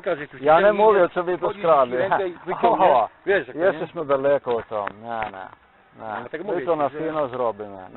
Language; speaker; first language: Polish; non-native, learner; Slovenian